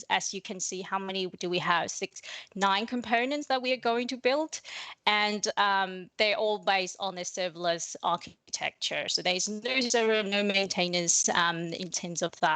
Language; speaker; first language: English; non-native, fluent; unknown